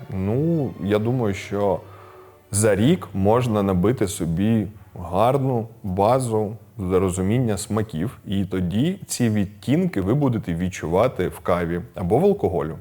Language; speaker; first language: Ukrainian; non-native, local second language; Russian